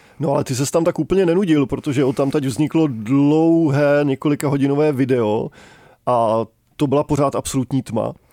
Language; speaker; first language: Czech; native; Czech